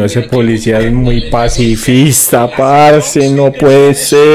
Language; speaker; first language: Spanish; native; Spanish